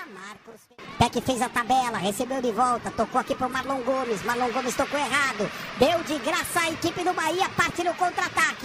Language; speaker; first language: Portuguese; native; Portuguese